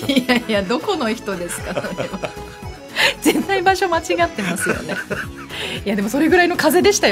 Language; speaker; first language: Japanese; native; Japanese